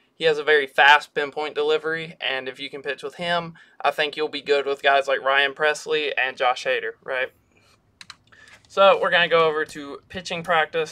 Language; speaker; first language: English; native; English